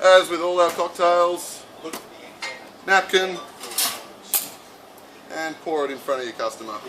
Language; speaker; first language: English; native; English